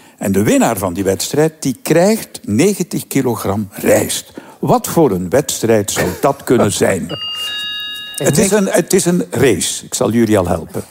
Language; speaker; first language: Dutch; native; Dutch